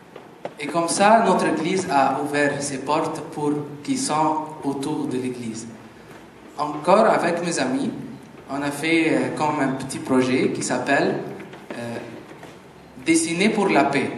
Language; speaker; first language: French; non-native, fluent; Arabic